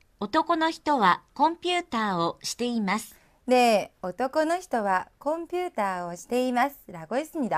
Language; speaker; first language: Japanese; non-native, fluent; Korean